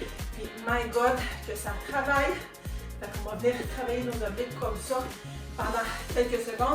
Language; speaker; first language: French; native; French